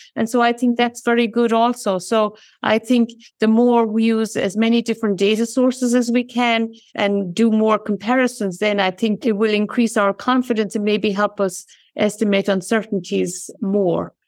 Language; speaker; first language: English; native; English